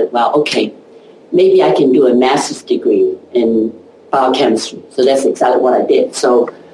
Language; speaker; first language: English; non-native, local second language; Cantonese